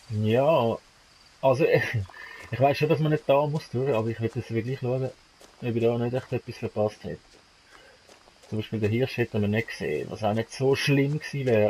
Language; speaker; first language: German; native; German